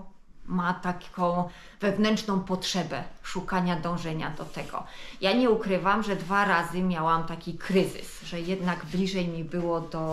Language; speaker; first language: Polish; native; Polish